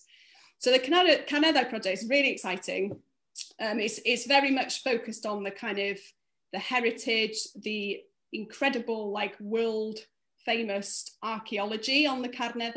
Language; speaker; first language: English; native; English